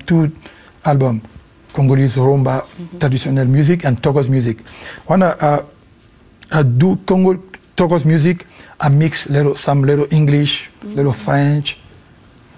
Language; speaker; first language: English; non-native, learner; Lingala